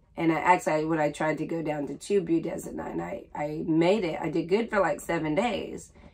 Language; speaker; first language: English; native; English